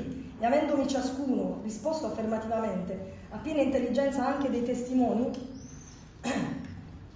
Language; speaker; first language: Italian; native; Italian